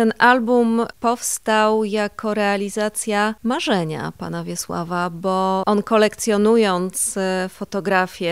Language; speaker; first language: Polish; native; Polish